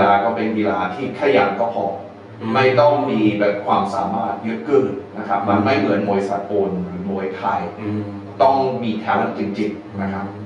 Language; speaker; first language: Thai; non-native, fluent; English